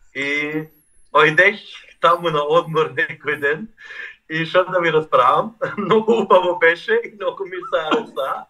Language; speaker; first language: Macedonian; non-native, fluent; German